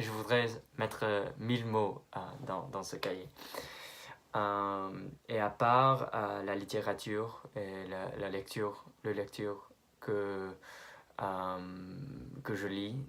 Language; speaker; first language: French; non-native, fluent; English